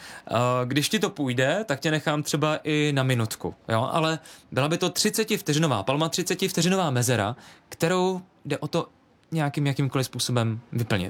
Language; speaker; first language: Czech; native; Czech